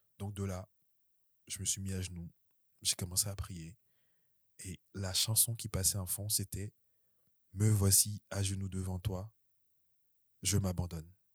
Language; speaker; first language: French; early bilingual, other home language; Haitian Creole